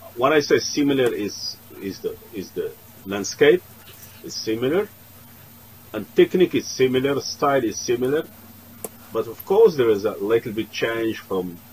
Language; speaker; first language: English; non-native, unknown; Arabic